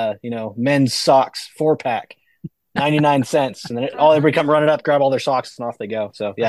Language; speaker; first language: English; native; English